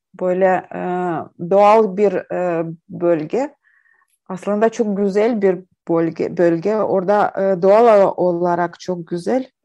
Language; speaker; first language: Turkish; non-native, learner; Ukrainian